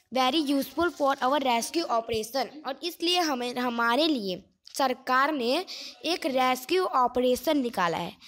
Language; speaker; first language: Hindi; non-native, local second language; Gujarati